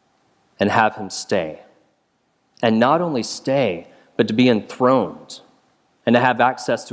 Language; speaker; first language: English; native; English